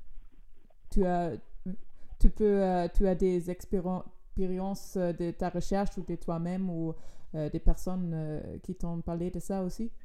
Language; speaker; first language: French; non-native, fluent; German